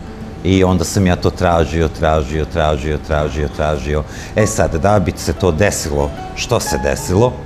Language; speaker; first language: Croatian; early bilingual, heritage; Croatian